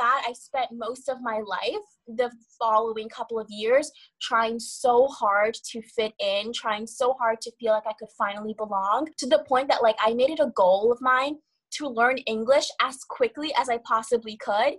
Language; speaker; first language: English; early bilingual, other home language; Kabuverdianu